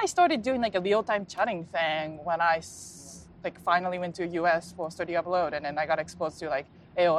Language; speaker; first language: English; non-native, fluent; Japanese